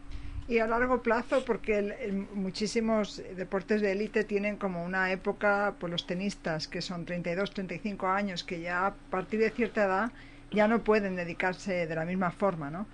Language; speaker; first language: Spanish; native; Spanish